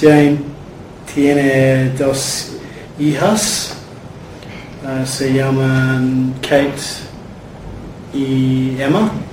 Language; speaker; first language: Spanish; non-native, learner; English